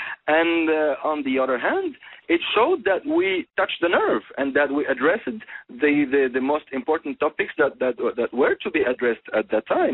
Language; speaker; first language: English; non-native, fluent; Arabic